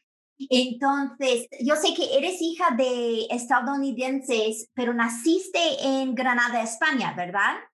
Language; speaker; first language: Spanish; non-native, fluent; English